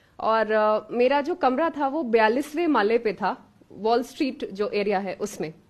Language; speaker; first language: Hindi; native; Hindi